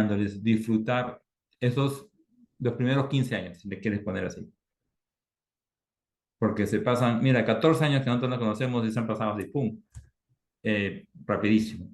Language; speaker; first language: Spanish; native; Spanish